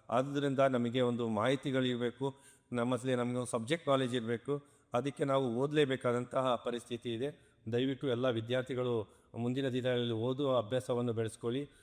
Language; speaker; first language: Kannada; non-native, local second language; Kodava